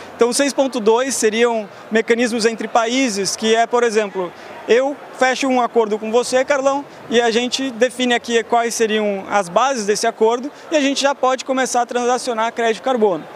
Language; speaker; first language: Portuguese; native; Portuguese